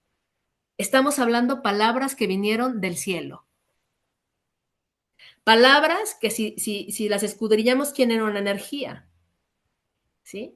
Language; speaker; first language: Spanish; native; Spanish